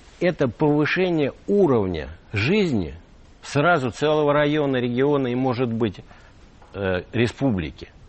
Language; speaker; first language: Russian; native; Russian